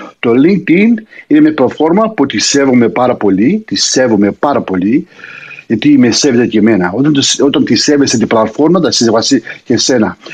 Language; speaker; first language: Greek; early bilingual, heritage; Greek